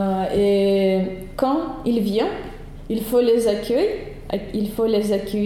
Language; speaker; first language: French; non-native, learner; Russian